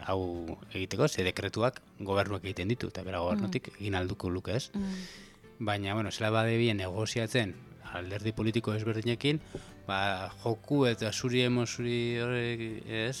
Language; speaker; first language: Basque; native; Basque